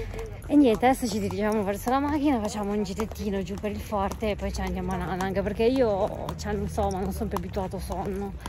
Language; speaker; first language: Italian; native; Italian